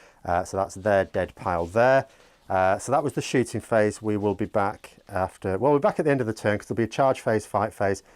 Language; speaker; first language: English; native; English